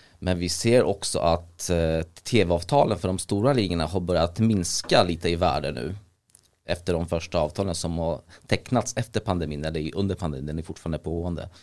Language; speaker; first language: Swedish; early bilingual, other home language; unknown